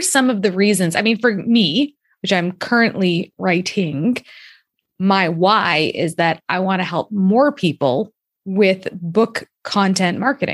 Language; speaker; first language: English; native; English